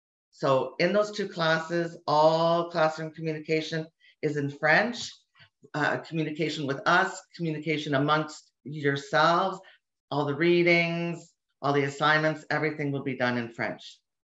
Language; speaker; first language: English; native; English